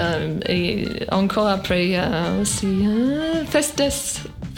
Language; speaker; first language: French; non-native, learner; English